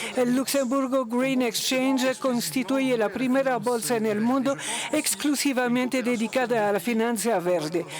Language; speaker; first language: Spanish; non-native, fluent; Luxembourgish